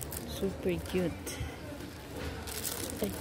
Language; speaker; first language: English; non-native, learner; Filipino